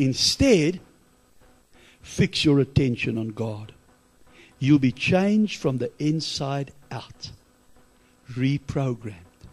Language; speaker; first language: English; non-native, local second language; Afrikaans